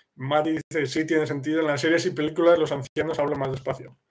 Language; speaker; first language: Spanish; native; Spanish